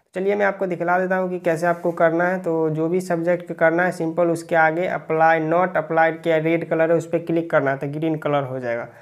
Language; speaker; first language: Hindi; native; Hindi